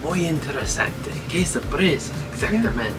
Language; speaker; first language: Spanish; non-native, learner; English